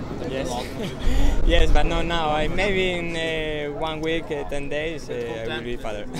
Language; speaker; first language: English; non-native, learner; Spanish